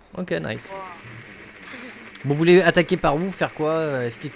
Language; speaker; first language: French; native; French